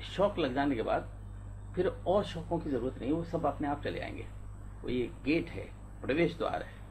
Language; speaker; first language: Hindi; native; Hindi